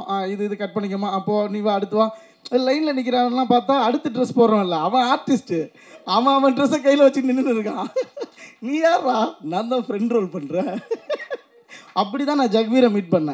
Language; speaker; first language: Tamil; native; Tamil